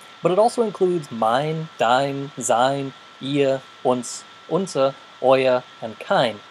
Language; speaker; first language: English; native; English